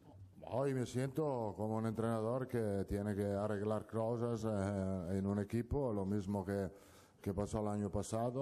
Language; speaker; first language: Spanish; non-native, fluent; Italian